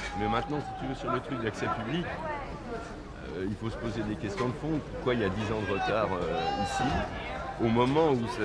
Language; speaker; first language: French; native; French